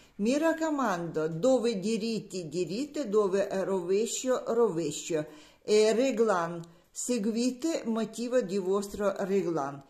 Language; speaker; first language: Italian; non-native, learner; Russian